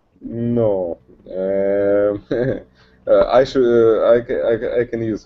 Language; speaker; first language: English; non-native, learner; Russian